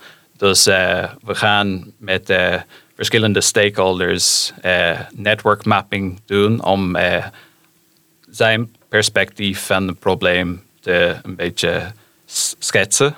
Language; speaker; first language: Dutch; non-native, fluent; English